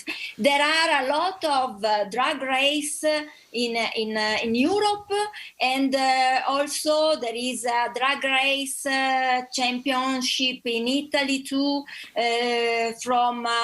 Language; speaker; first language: English; non-native, learner; Italian